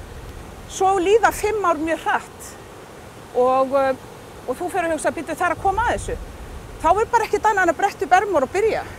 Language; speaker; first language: Icelandic; native; Icelandic